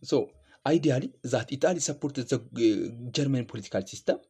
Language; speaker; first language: English; non-native, local second language; Amharic